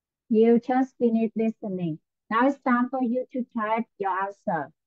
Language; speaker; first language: English; non-native, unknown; Vietnamese